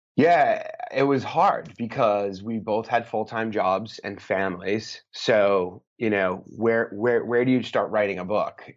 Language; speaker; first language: English; native; English